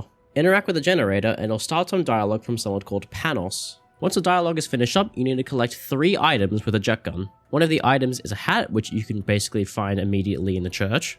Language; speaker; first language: English; native; English